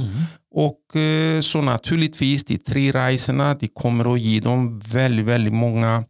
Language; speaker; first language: Norwegian; non-native, fluent; Greek